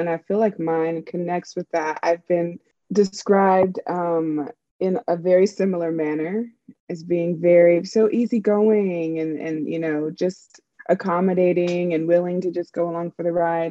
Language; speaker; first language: English; native; English